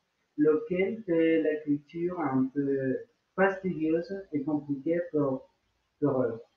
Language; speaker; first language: French; non-native, learner; Spanish